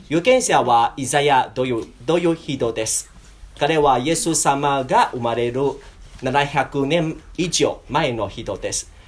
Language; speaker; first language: Japanese; non-native, learner; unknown